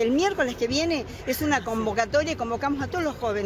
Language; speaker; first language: Spanish; native; Spanish